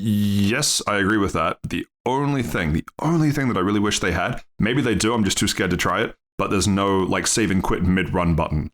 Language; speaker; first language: English; native; English